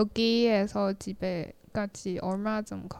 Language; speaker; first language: Korean; non-native, learner; Chinese